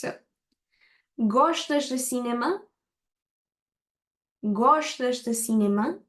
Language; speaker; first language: Portuguese; non-native, fluent; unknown